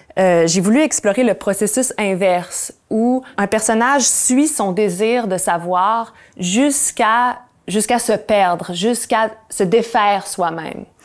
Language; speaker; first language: French; native; French